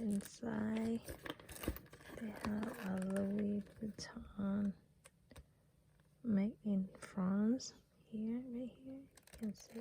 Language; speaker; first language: English; non-native, learner; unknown